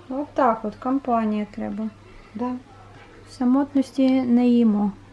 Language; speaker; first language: Ukrainian; non-native, local second language; Russian